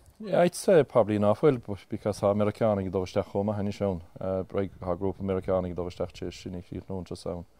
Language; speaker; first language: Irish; native; Irish